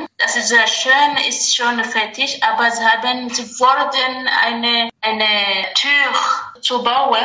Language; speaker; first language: German; non-native, learner; Rundi